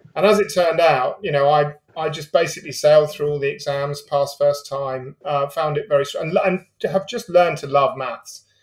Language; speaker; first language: English; native; English